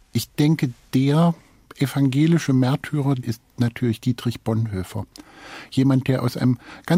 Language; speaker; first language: German; native; German